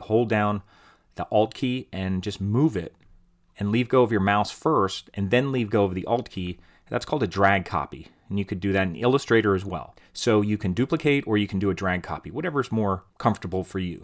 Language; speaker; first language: English; native; English